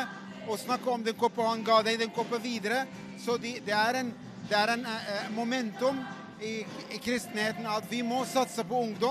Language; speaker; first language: Swedish; non-native, fluent; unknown